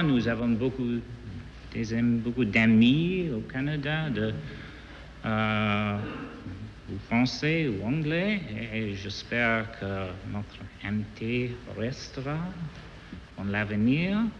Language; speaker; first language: French; non-native, learner; English